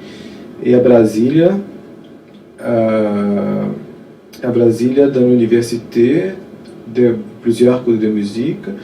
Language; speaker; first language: French; non-native, fluent; Portuguese